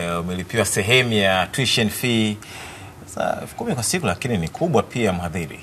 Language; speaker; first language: Swahili; native; Swahili